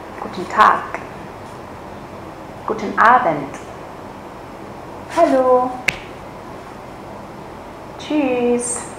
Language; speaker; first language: German; non-native, fluent; Vietnamese